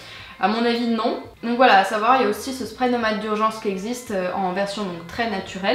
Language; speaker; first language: French; native; French